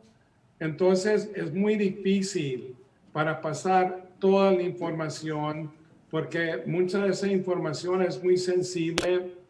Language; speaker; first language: Spanish; early bilingual, heritage; Spanish